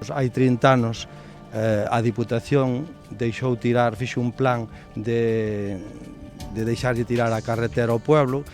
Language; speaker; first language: Galician; native; Galician